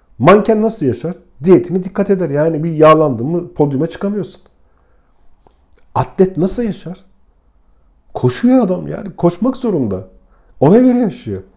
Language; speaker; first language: Turkish; native; Turkish